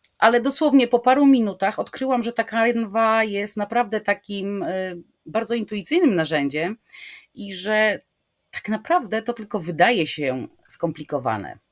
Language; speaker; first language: Polish; native; Polish